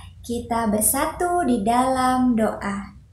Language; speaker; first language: Indonesian; native; Indonesian